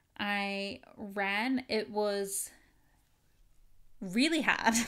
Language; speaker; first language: English; native; English